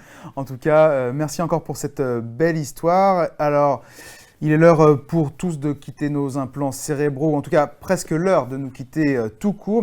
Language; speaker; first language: French; native; French